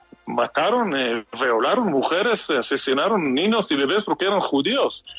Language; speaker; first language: Spanish; non-native, fluent; Hebrew